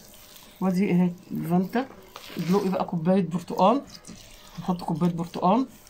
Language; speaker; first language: Arabic; native; Arabic